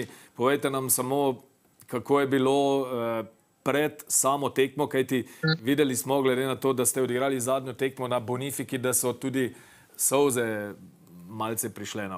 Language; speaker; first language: Slovenian; native; Slovenian